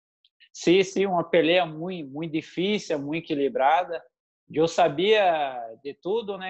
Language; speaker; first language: Spanish; non-native, learner; Portuguese